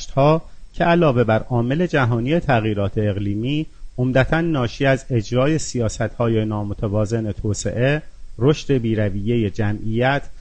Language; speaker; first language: Persian; non-native, local second language; Azerbaijani